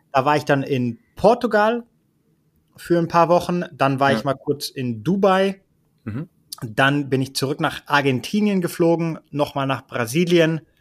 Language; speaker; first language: German; early bilingual, heritage; German